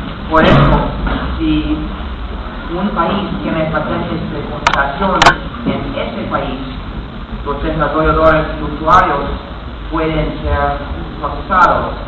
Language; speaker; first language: Spanish; non-native, fluent; English